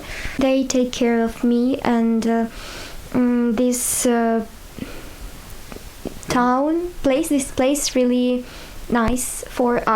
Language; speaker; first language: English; non-native, learner; Ukrainian